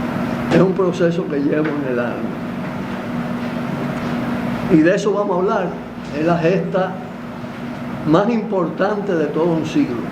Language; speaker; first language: Spanish; native; Spanish